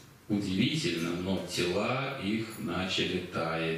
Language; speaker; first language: Russian; native; Russian